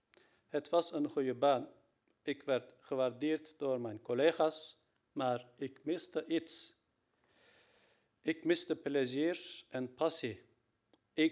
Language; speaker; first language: Dutch; non-native, fluent; Turkish